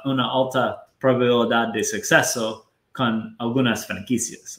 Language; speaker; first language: Spanish; non-native, fluent; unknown